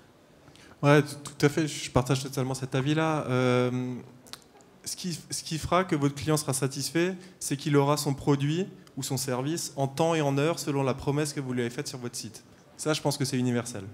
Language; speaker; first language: French; native; French